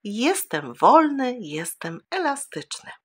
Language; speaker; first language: Polish; native; Polish